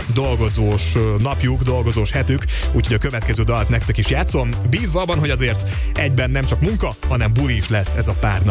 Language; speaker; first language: Hungarian; native; Hungarian